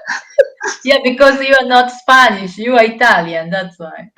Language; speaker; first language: English; non-native, fluent; Japanese